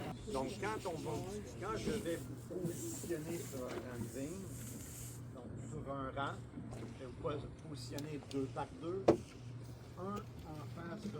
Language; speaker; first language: French; native; French